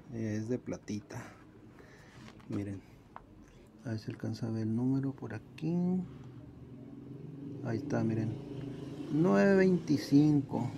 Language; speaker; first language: Spanish; native; Spanish